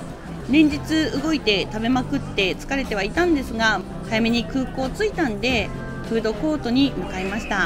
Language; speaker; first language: Japanese; native; Japanese